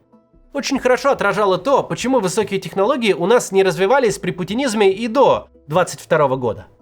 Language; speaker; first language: Russian; native; Russian